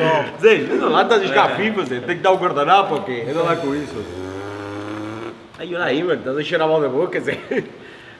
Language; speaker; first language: Portuguese; native; Portuguese